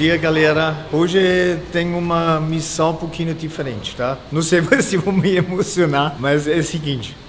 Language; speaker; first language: Portuguese; non-native, fluent; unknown